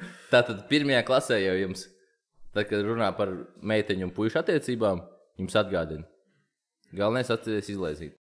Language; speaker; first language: Latvian; native; Latvian